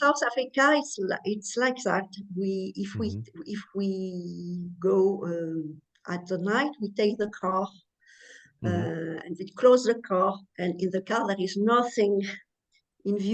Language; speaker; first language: English; non-native, learner; French